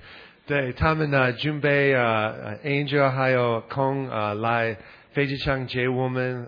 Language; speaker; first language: Chinese; non-native, learner; English